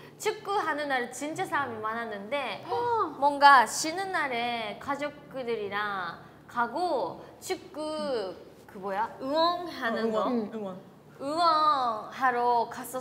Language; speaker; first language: Korean; non-native, learner; Japanese